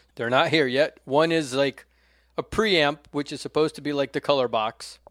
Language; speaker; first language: English; non-native, fluent; Portuguese